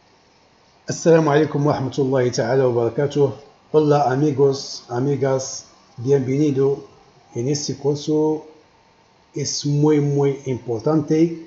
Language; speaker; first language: Spanish; non-native, fluent; Arabic